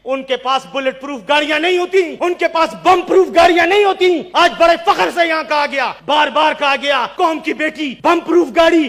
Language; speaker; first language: Urdu; non-native, local second language; Pashto